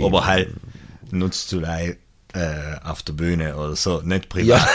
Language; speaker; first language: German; non-native, local second language; Italian